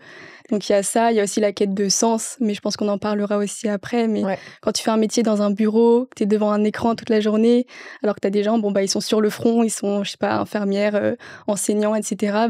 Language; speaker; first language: French; native; French